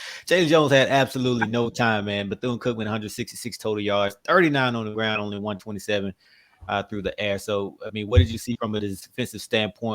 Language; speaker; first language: English; native; English